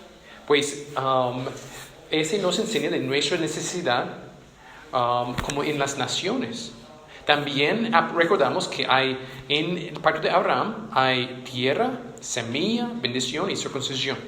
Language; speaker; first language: Spanish; non-native, fluent; English